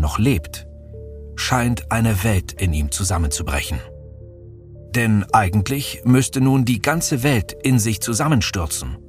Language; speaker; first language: German; native; German